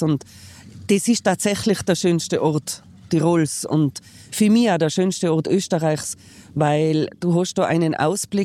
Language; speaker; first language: German; native; German